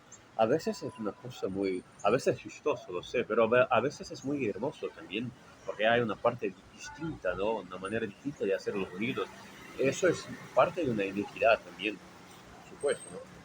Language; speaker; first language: Spanish; non-native, learner; Portuguese